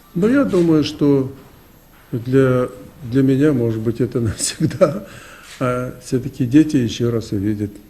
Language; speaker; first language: Russian; native; Russian